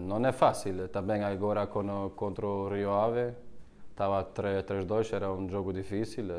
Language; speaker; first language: Portuguese; non-native, learner; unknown